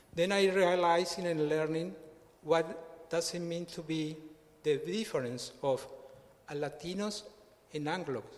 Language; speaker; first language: English; non-native, fluent; Spanish